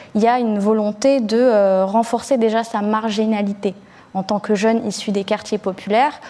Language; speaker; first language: French; early bilingual, other home language; Arabic